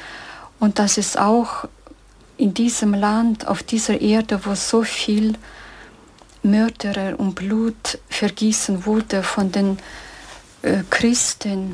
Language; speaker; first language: German; early bilingual, heritage; German